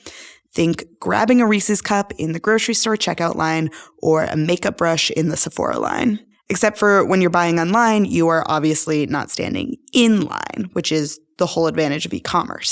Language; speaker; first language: English; native; English